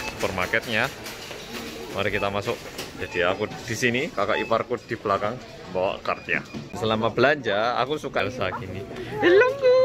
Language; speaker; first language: Indonesian; early bilingual, other home language; Korean